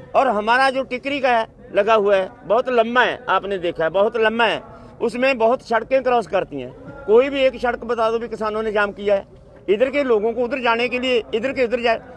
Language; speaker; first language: Hindi; non-native, local second language; Punjabi